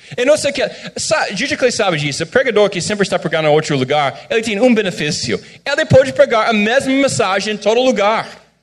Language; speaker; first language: Portuguese; non-native, fluent; English